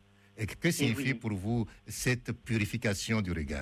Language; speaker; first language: French; native; French